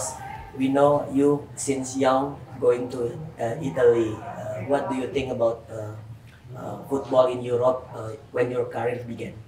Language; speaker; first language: English; non-native, learner; Indonesian